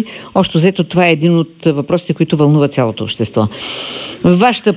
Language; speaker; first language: Bulgarian; native; Bulgarian